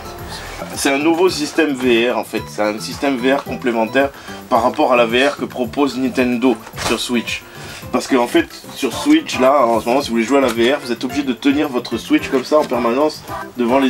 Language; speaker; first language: French; native; French